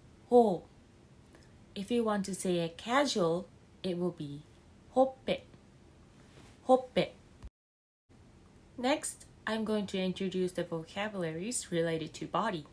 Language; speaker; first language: English; non-native, fluent; Japanese